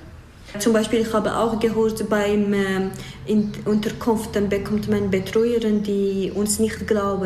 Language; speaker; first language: German; non-native, fluent; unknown